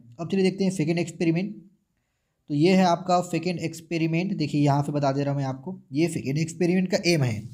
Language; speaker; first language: Hindi; native; Hindi